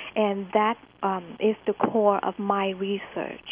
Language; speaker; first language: English; early bilingual, other home language; Vietnamese